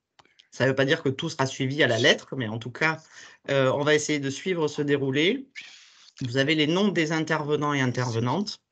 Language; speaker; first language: French; native; French